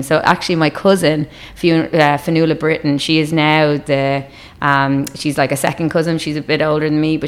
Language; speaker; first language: English; native; English